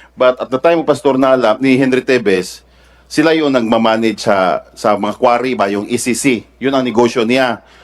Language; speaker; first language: Filipino; non-native, local second language; Cebuano